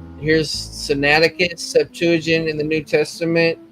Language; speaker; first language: English; native; English